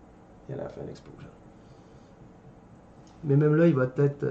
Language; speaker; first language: French; native; French